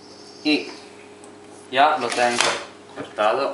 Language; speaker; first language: Spanish; non-native, fluent; Italian